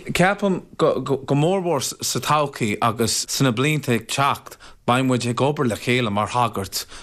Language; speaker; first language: Irish; non-native, local second language; English